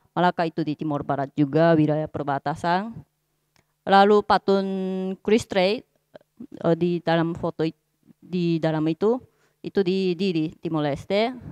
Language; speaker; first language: Indonesian; non-native, fluent; Japanese